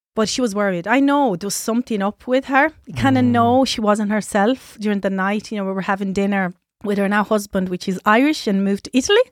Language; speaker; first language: English; non-native, fluent; Italian